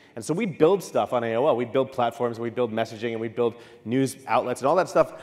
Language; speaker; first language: English; native; English